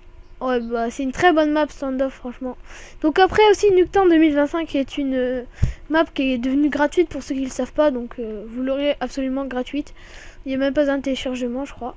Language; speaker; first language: French; native; French